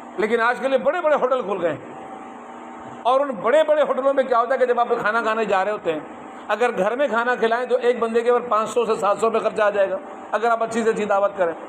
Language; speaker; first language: Urdu; non-native, local second language; Sindhi